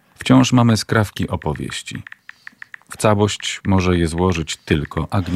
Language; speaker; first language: Polish; native; Polish